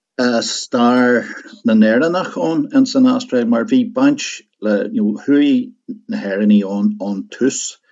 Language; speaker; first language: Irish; non-native, local second language; English